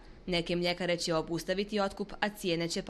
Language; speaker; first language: Bosnian; native; Bosnian